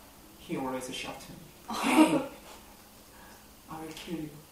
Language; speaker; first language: English; non-native, learner; Korean